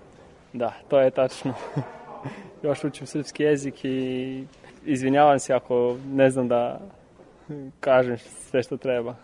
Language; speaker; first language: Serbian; non-native, learner; Romanian